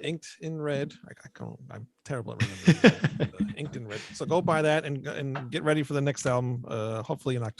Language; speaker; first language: English; native; English